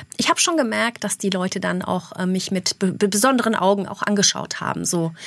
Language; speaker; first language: German; early bilingual, other home language; Albanian